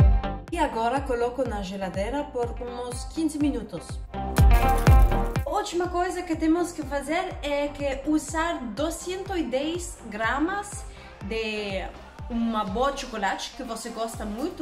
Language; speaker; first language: Portuguese; non-native, learner; Danish